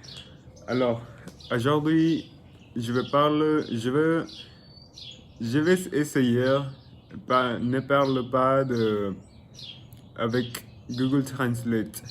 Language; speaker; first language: French; non-native, learner; Spanish